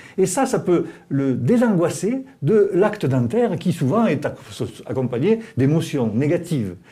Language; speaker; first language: French; native; French